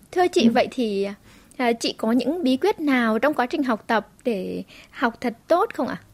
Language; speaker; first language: Vietnamese; native; Vietnamese